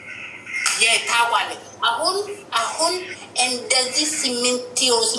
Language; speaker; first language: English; non-native, learner; Oromo